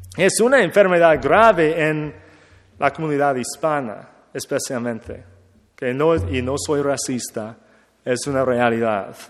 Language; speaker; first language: Spanish; non-native, learner; English